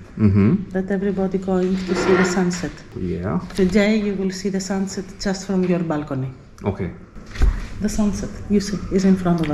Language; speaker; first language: English; non-native, learner; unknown